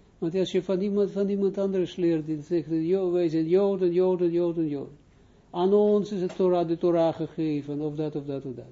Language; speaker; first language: Dutch; non-native, fluent; Hebrew